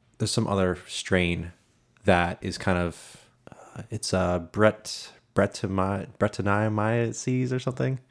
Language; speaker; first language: English; native; English